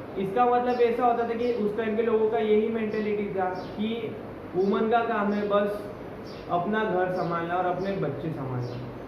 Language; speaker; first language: Hindi; native; Hindi